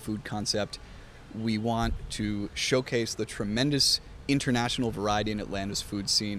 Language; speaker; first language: English; native; English